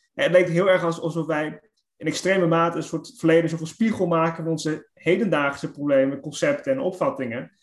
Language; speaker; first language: Dutch; native; Dutch